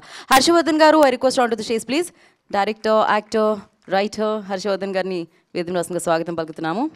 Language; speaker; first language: Telugu; native; Telugu